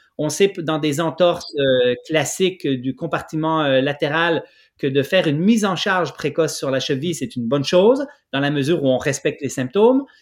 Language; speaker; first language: French; native; French